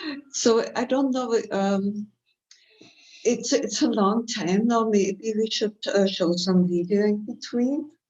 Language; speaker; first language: English; non-native, fluent; German